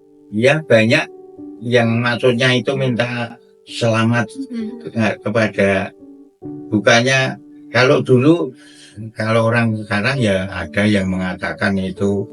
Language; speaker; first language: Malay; non-native, local second language; Javanese